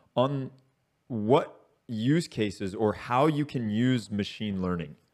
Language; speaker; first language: English; native; English